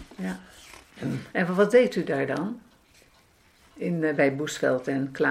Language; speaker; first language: Dutch; native; Dutch